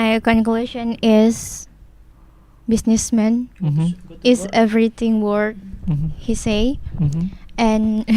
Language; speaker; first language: English; non-native, learner; Indonesian